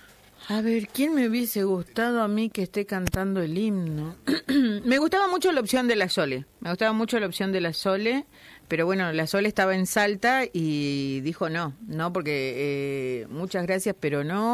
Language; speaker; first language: Spanish; native; Spanish